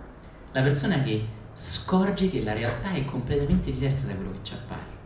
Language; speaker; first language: Italian; native; Italian